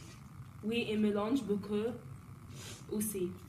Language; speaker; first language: French; non-native, learner; English